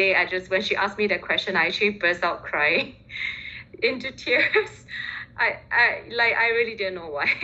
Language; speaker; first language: English; early bilingual, other home language; Chinese